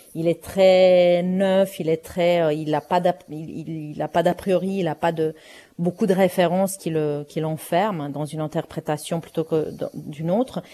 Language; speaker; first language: French; non-native, fluent; Romanian